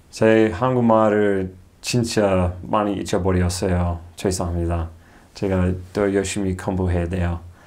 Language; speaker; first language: Korean; non-native, learner; English